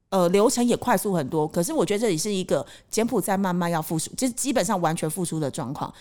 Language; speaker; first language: Chinese; native; Chinese